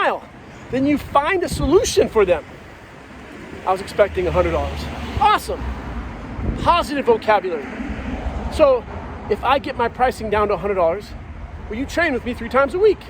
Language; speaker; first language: English; native; English